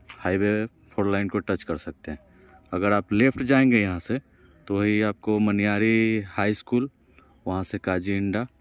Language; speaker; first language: Hindi; native; Hindi